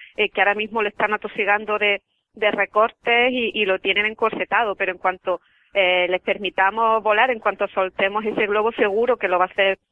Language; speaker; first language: Spanish; native; Spanish